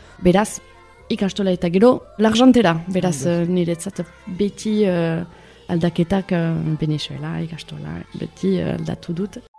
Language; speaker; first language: Basque; early bilingual, other home language; Spanish